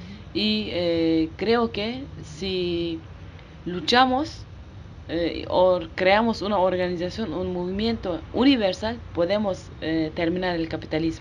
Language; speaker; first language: Spanish; non-native, learner; Kurdish